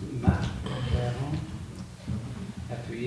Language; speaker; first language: French; native; French